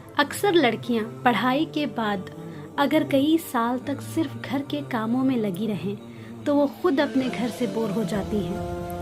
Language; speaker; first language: Urdu; native; Urdu